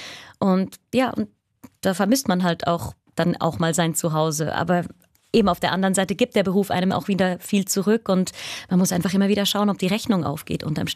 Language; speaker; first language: German; native; German